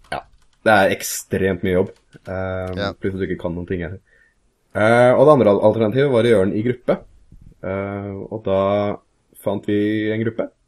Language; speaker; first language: Norwegian; native; Norwegian